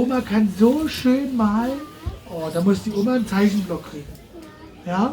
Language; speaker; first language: German; native; German